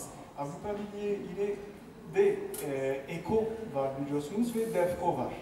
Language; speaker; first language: Turkish; non-native, fluent; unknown